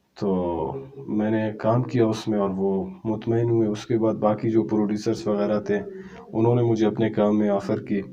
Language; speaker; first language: Urdu; non-native, local second language; Brahui